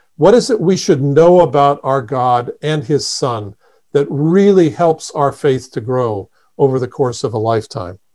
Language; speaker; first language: English; native; English